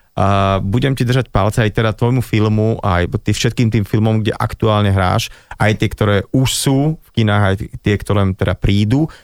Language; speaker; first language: Slovak; native; Slovak